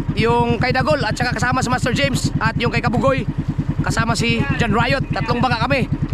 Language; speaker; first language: Filipino; non-native, local second language; Cebuano